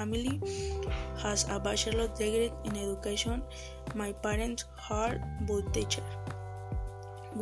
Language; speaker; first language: English; non-native, learner; Spanish